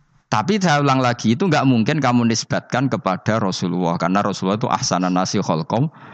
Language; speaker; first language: Malay; non-native, local second language; Javanese